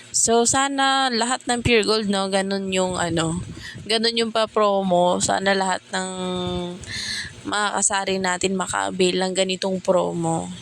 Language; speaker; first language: Filipino; native; Filipino